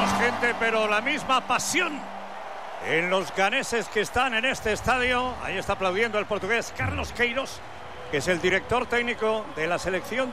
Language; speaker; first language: Spanish; native; Spanish